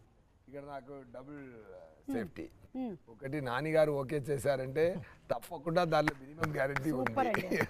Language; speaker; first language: Telugu; non-native, learner; Tamil